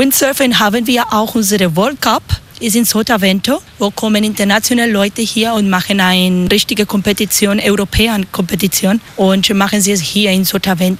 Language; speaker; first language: German; non-native, learner; Spanish